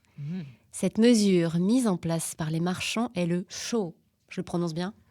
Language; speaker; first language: French; native; French